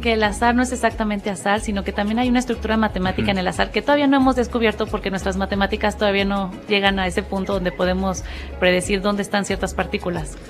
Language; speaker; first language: Spanish; native; Spanish